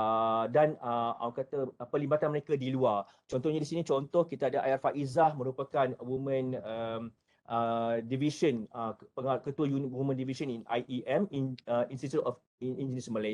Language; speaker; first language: Malay; native; Malay